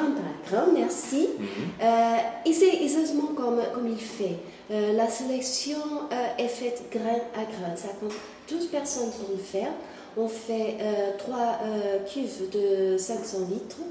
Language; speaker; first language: French; non-native, fluent; Portuguese